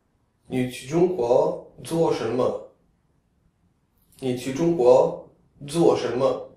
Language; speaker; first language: Chinese; non-native, fluent; Czech